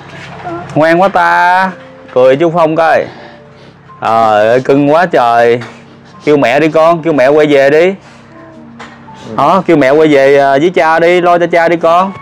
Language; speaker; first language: Vietnamese; native; Vietnamese